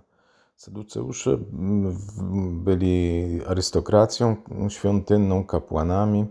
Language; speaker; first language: Polish; native; Polish